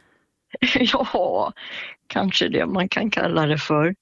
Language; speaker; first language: Swedish; native; Swedish